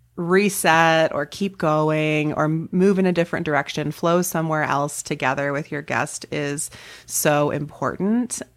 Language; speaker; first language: English; native; English